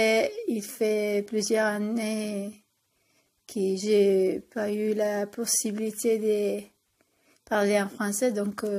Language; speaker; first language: French; non-native, fluent; Italian